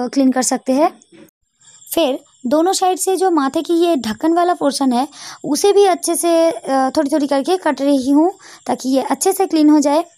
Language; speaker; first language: Hindi; non-native, local second language; Bangla